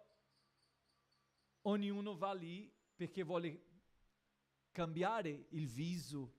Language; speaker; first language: Italian; non-native, fluent; Portuguese